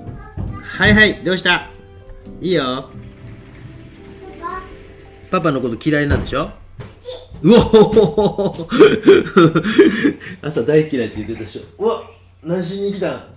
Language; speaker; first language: Japanese; native; Japanese